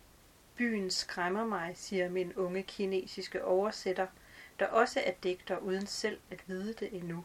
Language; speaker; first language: Danish; native; Danish